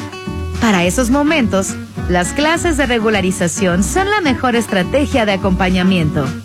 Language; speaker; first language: Spanish; native; Spanish